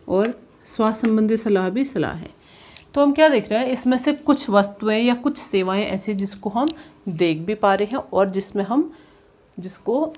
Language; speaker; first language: Hindi; native; Hindi